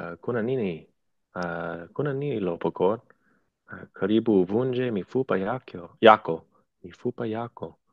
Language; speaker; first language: Swahili; non-native, learner; English